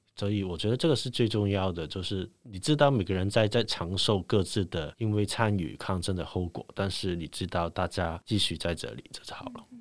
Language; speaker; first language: Chinese; non-native, local second language; Cantonese